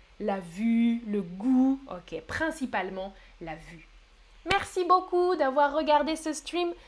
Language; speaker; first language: French; native; French